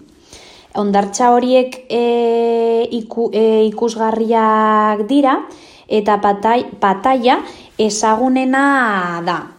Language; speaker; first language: Basque; non-native, local second language; Spanish